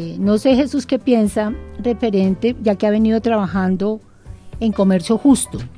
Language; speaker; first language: Spanish; native; Spanish